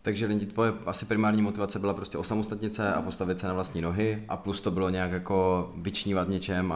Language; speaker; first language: Czech; native; Czech